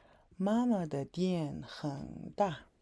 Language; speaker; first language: Chinese; non-native, fluent; Mongolian